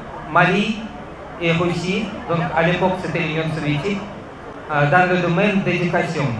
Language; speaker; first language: French; non-native, fluent; Russian